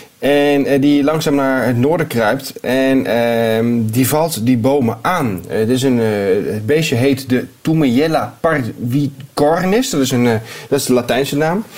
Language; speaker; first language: Dutch; native; Dutch